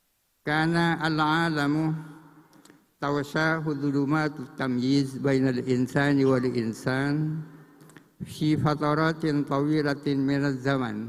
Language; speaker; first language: Arabic; non-native, fluent; Indonesian